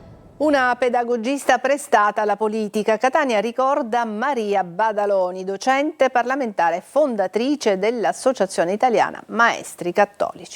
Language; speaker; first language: Italian; native; Italian